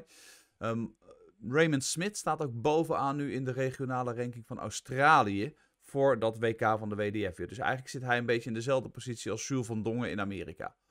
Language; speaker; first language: Dutch; native; Dutch